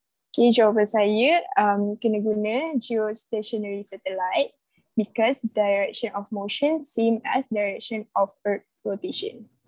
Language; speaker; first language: English; non-native, local second language; Malay